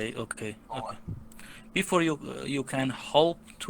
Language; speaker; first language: English; non-native, learner; Persian